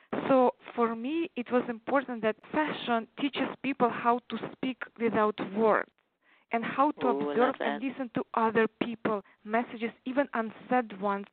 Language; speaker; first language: English; non-native, fluent; Tatar